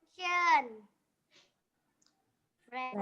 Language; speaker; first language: English; non-native, learner; Indonesian